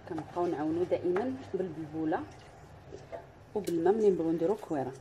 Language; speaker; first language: Arabic; native; Arabic